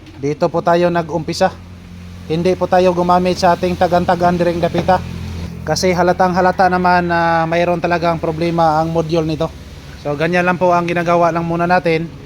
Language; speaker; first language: Filipino; non-native, local second language; Cebuano